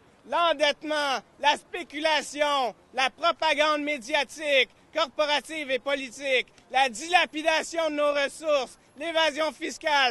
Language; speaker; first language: French; native; French